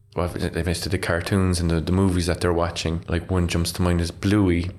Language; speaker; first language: English; native; English